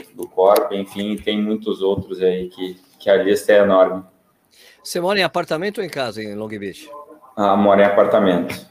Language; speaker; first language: Portuguese; native; Portuguese